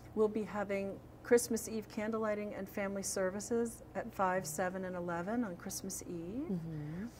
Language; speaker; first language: English; native; English